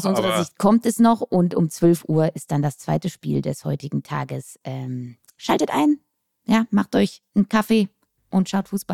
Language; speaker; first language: German; native; German